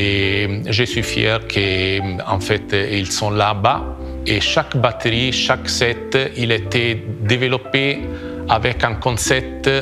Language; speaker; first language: French; non-native, fluent; Italian